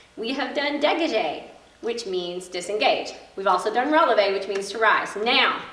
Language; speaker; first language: English; native; English